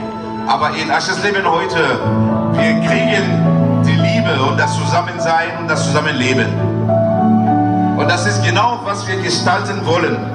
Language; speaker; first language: German; non-native, fluent; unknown